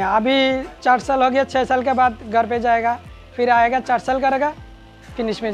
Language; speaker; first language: Hindi; non-native, learner; Bangla